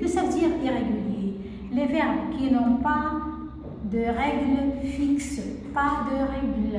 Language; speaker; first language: French; non-native, fluent; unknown